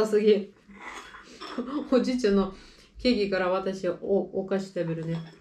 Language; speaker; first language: Japanese; non-native, learner; Russian